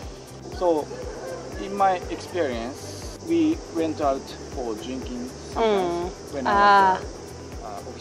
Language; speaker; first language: English; non-native, fluent; Japanese